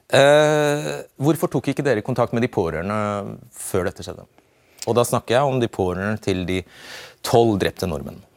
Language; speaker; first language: Norwegian; native; Norwegian